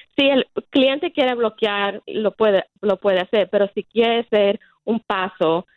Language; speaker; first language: Spanish; early bilingual, heritage; Spanish